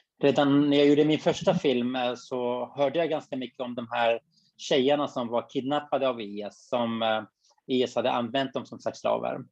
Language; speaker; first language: Swedish; non-native, fluent; Kurdish